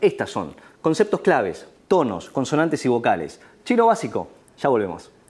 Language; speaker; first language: Spanish; native; Spanish